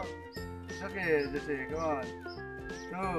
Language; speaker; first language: English; non-native, learner; Indonesian